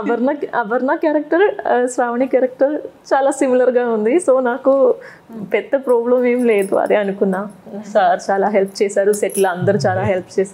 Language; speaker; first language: Telugu; non-native, fluent; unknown